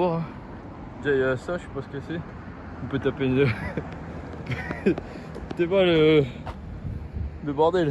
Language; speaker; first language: French; native; French